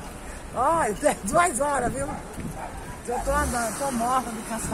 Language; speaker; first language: Portuguese; native; Portuguese